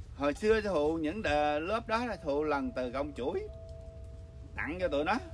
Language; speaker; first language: Vietnamese; early bilingual, other home language; English